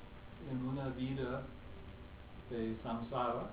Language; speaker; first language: Spanish; non-native, fluent; English